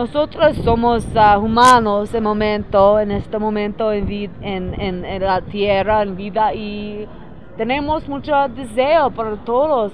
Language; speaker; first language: Spanish; non-native, learner; English